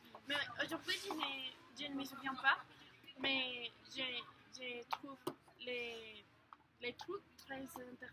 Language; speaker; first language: French; non-native, learner; Spanish